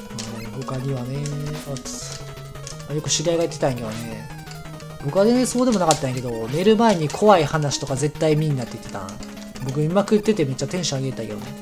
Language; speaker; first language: Japanese; native; Japanese